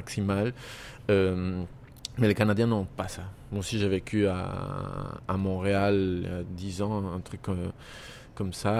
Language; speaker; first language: French; non-native, fluent; Spanish